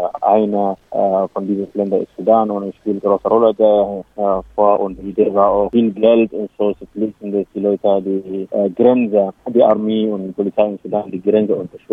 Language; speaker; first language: German; non-native, local second language; Arabic